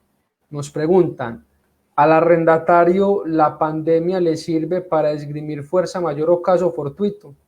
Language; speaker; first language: Spanish; native; Spanish